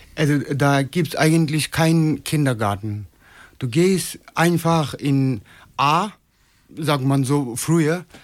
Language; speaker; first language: German; non-native, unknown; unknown